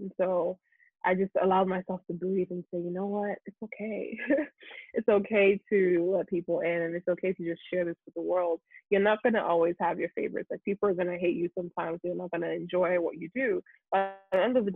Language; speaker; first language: English; non-native, local second language; Yoruba